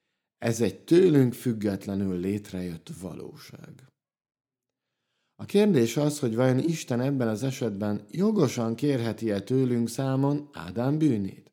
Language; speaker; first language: Hungarian; native; Hungarian